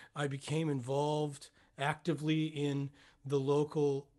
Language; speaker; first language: English; native; English